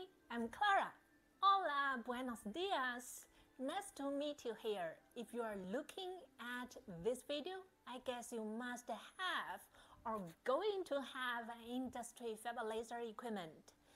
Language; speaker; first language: English; non-native, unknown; Chinese